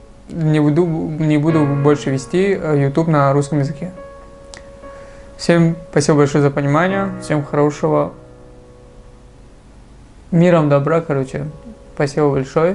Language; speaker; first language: Russian; non-native, local second language; Tajik